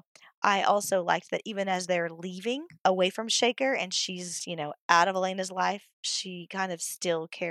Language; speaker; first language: English; native; English